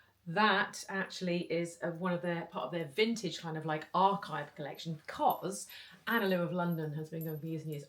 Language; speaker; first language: English; native; English